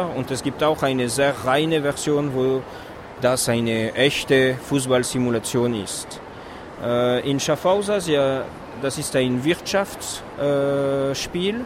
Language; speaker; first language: German; non-native, fluent; French